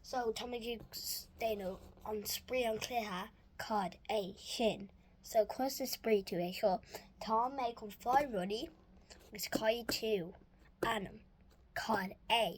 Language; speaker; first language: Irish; non-native, learner; English